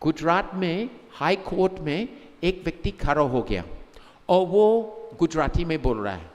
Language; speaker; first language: Hindi; non-native, fluent; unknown